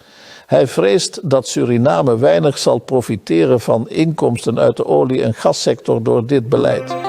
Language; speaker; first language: Dutch; native; Dutch